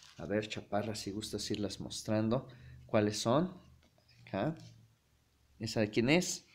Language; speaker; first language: Spanish; native; Spanish